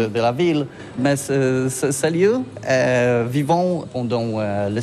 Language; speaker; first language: French; non-native, learner; Polish